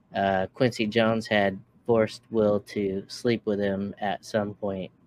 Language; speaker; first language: English; native; English